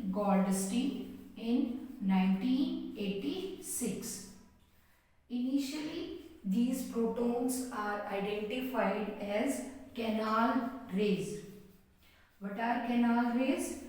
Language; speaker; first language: English; non-native, local second language; Hindi